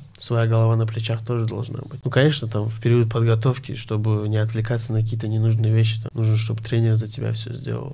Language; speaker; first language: Russian; early bilingual, other home language; Azerbaijani